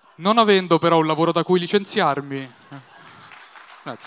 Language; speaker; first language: Italian; native; Italian